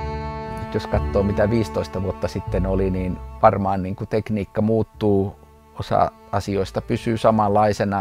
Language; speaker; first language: Finnish; native; Finnish